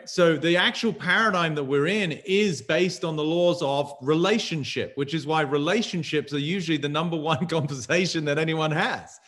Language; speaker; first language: English; native; English